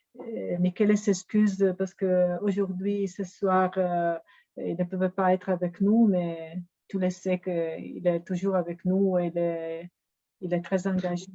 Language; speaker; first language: French; non-native, fluent; Italian